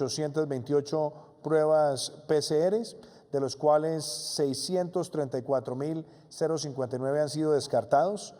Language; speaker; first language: Spanish; native; Spanish